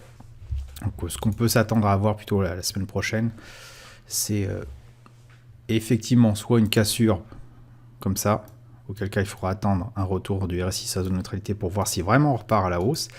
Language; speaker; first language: French; native; French